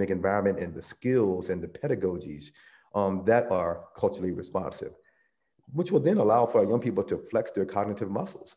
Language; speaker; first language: English; native; English